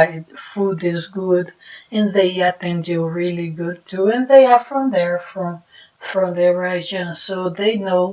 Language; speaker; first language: English; non-native, fluent; Portuguese